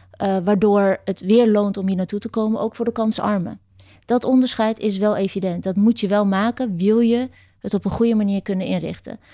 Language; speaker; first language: Dutch; early bilingual, other home language; Turkish